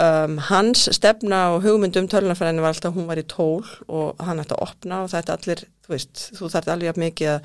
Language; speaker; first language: Icelandic; native; Icelandic